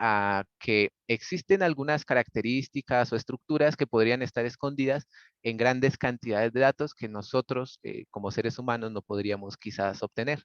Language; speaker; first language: Spanish; native; Spanish